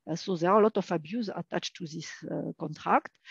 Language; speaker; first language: English; non-native, fluent; French